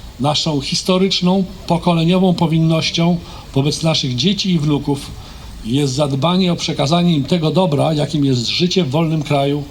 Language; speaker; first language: Polish; native; Polish